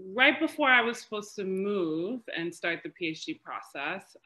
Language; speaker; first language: English; native; English